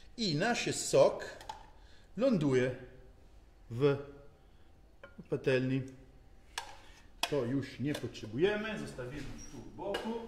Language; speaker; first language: Polish; non-native, learner; Italian